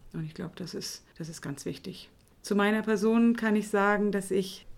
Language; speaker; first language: German; non-native, fluent; Danish